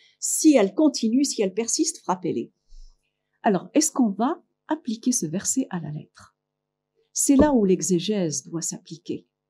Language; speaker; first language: French; non-native, local second language; Arabic